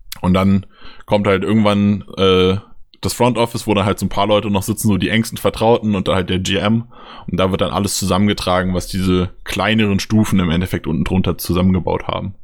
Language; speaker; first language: German; native; German